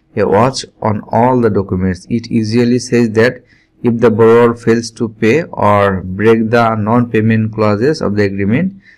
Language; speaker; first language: English; non-native, local second language; Bangla